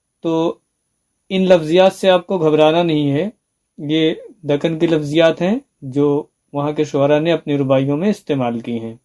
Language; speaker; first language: Urdu; native; Urdu